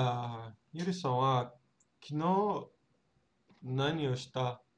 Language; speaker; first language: Japanese; non-native, learner; Portuguese